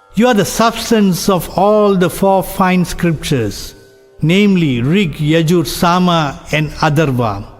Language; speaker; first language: English; non-native, local second language; Tamil